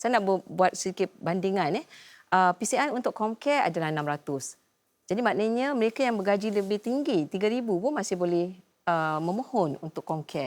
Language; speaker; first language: Malay; native; Malay